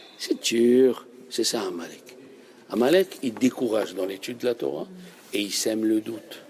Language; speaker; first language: French; native; French